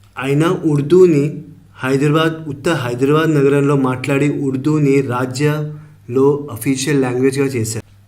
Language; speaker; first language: Telugu; early bilingual, heritage; Telugu